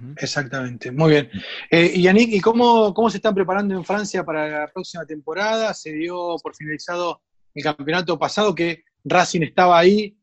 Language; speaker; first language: Spanish; native; Spanish